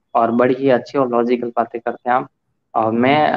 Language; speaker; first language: Hindi; native; Hindi